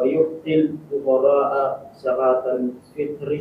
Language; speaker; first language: Arabic; non-native, learner; Filipino